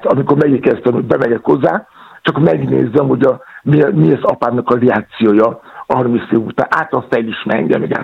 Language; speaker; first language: Hungarian; non-native, fluent; Yoruba